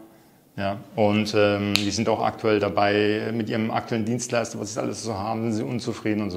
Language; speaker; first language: German; native; German